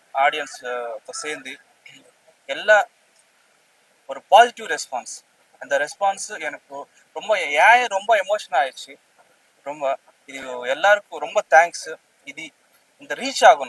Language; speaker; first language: Tamil; non-native, learner; Telugu